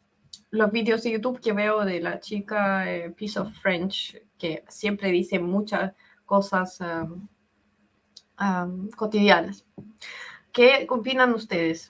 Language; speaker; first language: Spanish; non-native, fluent; Russian